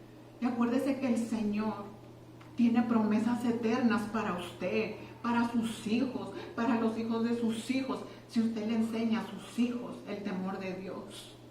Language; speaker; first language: Spanish; native; Spanish